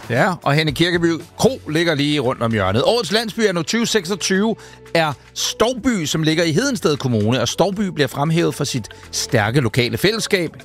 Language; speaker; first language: Danish; native; Danish